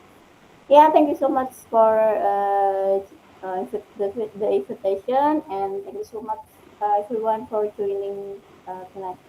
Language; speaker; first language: English; non-native, learner; Indonesian